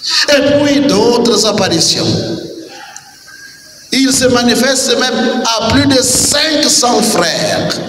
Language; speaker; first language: French; non-native, local second language; Kituba (Democratic Republic of Congo)